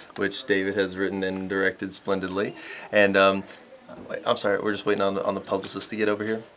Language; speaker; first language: English; native; English